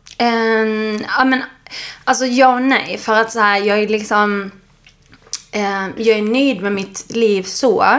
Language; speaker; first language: Swedish; early bilingual, other home language; Arabic